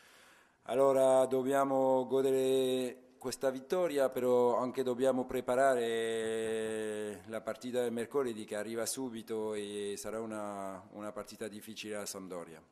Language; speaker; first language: Italian; non-native, fluent; French